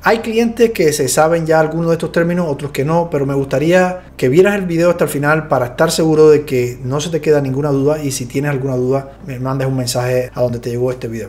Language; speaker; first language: Spanish; native; Spanish